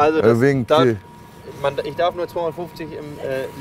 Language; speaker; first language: German; native; German